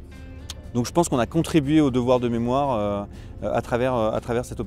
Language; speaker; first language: French; native; French